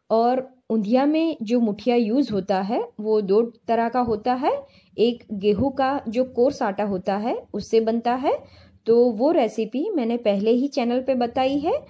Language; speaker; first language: Hindi; non-native, local second language; Gujarati